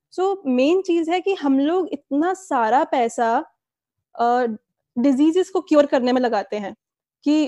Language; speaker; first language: Hindi; native; Hindi